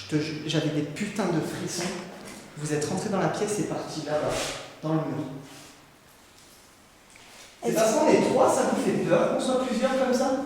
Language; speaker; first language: French; native; French